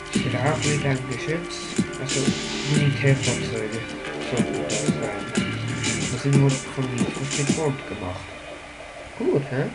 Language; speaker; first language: German; non-native, learner; Spanish